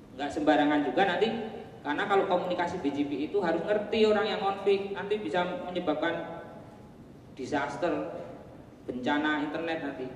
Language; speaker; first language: Indonesian; non-native, local second language; Javanese